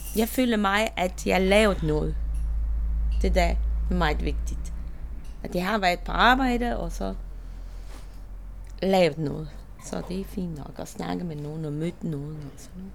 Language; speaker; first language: Danish; non-native, learner; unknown